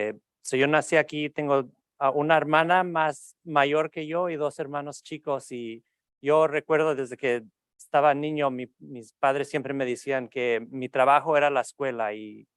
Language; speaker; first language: Spanish; early bilingual, heritage; Spanish